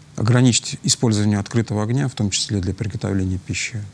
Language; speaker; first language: Russian; native; Russian